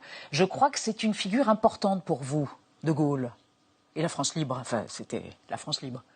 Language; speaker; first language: French; native; French